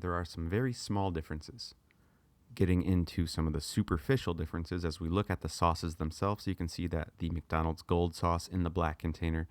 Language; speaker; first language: English; native; English